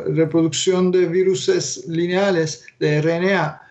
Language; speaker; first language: Spanish; non-native, fluent; Turkish